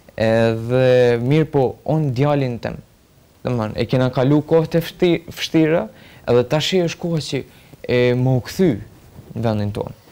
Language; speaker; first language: Albanian; native; Albanian